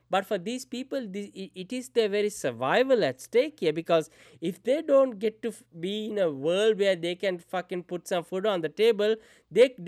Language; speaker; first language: English; non-native, local second language; Sinhala